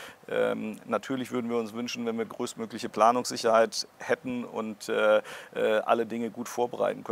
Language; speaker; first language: German; native; German